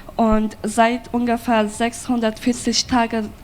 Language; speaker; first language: German; non-native, fluent; Persian